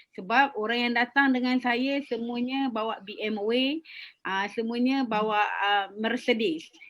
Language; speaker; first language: Malay; native; Malay